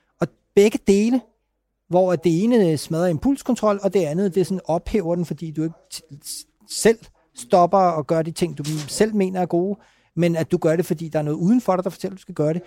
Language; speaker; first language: Danish; early bilingual, other home language; Urdu